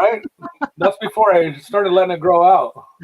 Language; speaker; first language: English; native; English